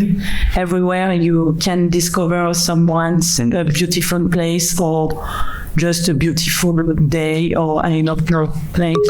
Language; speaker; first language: English; non-native, fluent; French